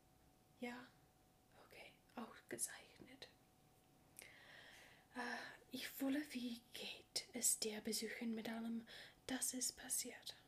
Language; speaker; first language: German; non-native, learner; English